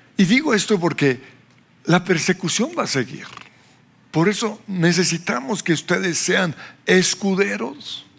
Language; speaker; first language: Spanish; non-native, fluent; English